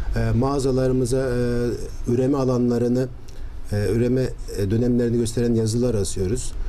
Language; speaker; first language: Turkish; native; Turkish